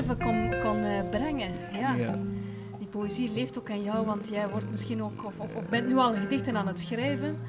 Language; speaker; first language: Dutch; native; Dutch